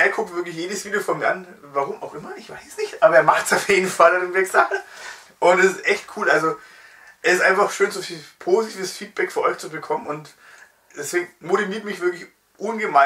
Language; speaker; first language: German; native; German